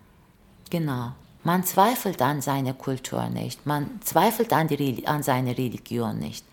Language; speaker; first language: German; non-native, fluent; Turkish